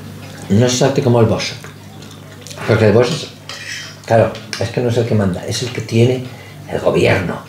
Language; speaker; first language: Spanish; native; Spanish